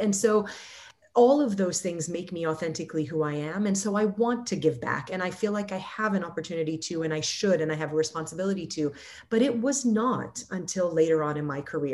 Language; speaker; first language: English; non-native, fluent; Arabic